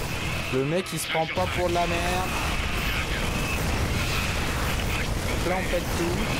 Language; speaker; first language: French; native; French